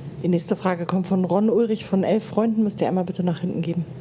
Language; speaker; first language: German; native; German